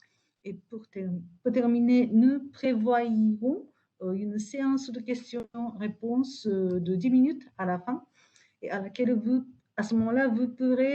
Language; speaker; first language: French; non-native, fluent; Japanese